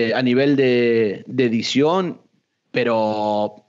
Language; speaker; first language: Spanish; native; Spanish